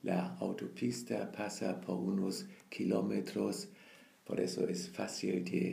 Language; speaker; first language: Spanish; non-native, learner; German